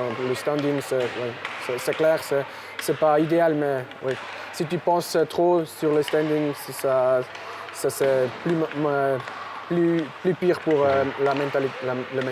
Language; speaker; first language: French; non-native, local second language; German